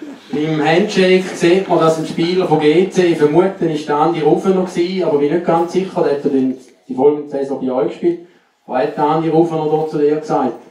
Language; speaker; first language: German; native; German